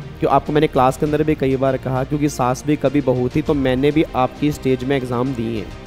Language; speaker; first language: Hindi; native; Hindi